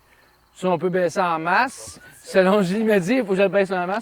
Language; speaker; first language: French; native; French